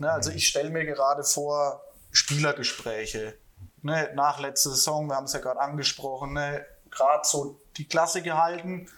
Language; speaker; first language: German; native; German